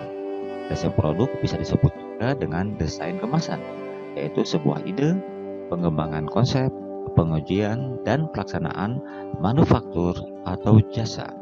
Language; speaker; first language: Indonesian; native; Indonesian